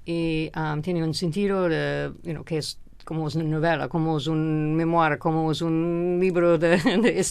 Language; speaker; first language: Spanish; non-native, fluent; English